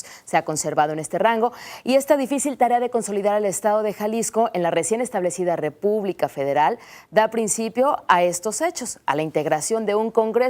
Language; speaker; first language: Spanish; native; Spanish